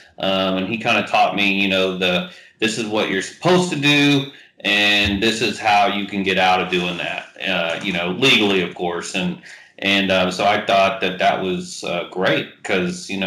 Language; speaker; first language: English; native; English